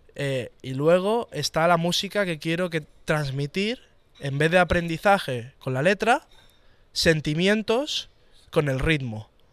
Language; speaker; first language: Spanish; native; Spanish